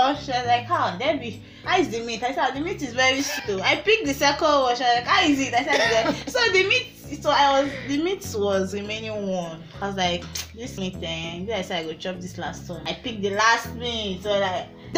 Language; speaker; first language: English; non-native, local second language; Yoruba